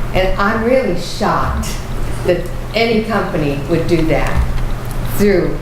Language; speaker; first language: English; native; English